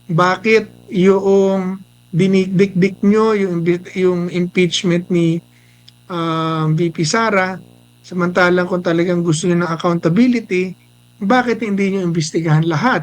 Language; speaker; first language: Filipino; native; Filipino